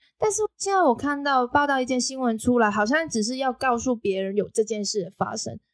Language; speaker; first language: Chinese; non-native, local second language; Cantonese